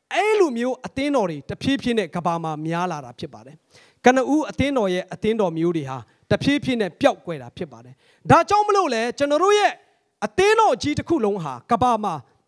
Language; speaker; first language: Burmese; non-native, local second language; Hakha Chin